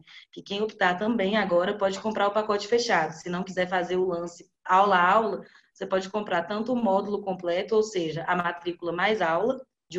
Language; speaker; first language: Portuguese; native; Portuguese